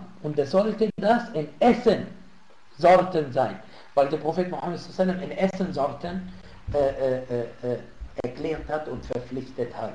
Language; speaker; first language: German; non-native, fluent; Arabic